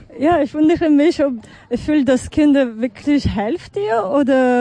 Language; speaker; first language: German; non-native, fluent; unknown